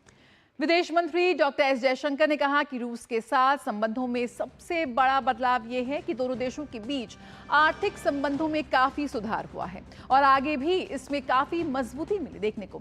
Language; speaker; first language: Hindi; native; Hindi